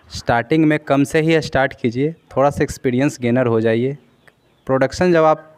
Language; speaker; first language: Hindi; native; Hindi